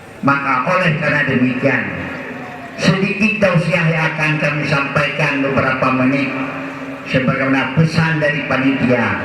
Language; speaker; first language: Malay; non-native, local second language; Achinese